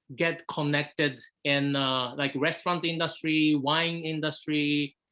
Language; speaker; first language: English; non-native, fluent; Japanese